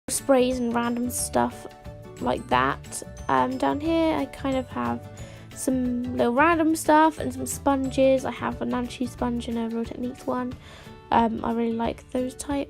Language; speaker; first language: English; native; English